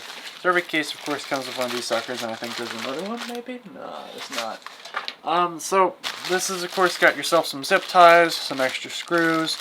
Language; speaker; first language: English; native; English